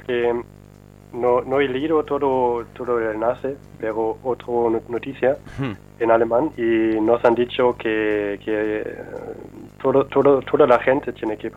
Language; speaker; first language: Spanish; non-native, learner; German